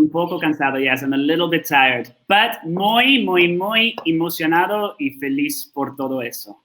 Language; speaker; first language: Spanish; non-native, learner; English